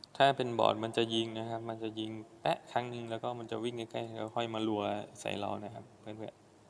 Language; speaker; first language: Thai; non-native, local second language; Northeastern Thai